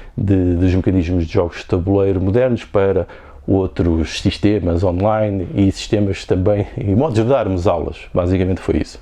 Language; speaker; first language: Portuguese; native; Portuguese